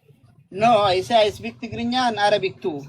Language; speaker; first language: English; non-native, learner; Tigrinya